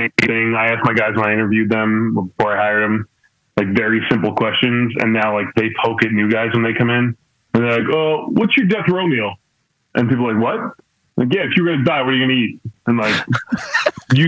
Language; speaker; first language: English; native; English